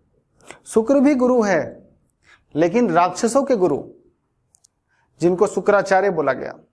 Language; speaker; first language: Hindi; native; Hindi